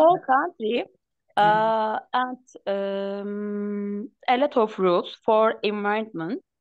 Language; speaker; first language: English; non-native, learner; Turkish